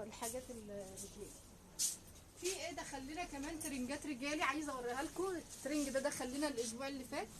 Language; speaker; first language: Arabic; native; Arabic